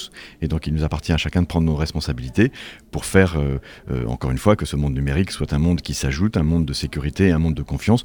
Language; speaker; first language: French; native; French